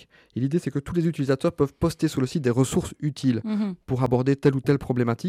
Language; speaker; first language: French; native; French